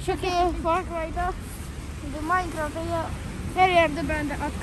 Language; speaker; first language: Turkish; non-native, learner; Russian